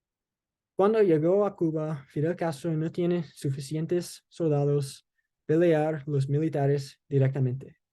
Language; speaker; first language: Spanish; non-native, learner; English